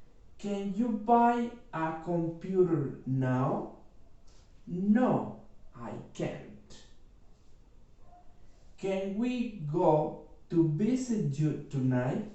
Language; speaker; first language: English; non-native, fluent; Spanish